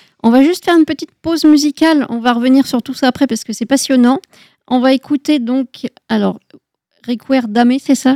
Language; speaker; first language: French; native; French